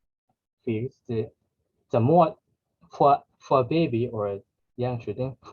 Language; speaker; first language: English; non-native, learner; Japanese